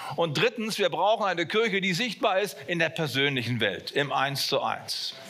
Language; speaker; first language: German; native; German